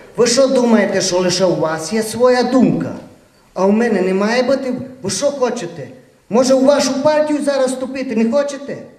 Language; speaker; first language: Ukrainian; native; Ukrainian